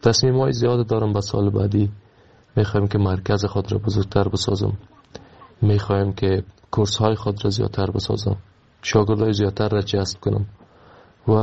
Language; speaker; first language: Persian; native; Persian